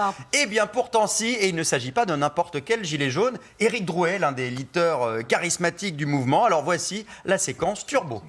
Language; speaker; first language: French; native; French